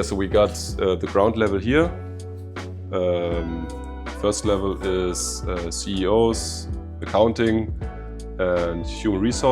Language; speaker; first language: English; non-native, fluent; German